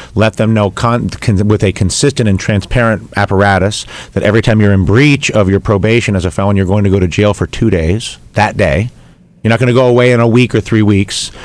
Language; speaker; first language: English; native; English